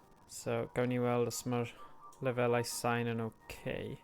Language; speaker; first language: Welsh; native; Welsh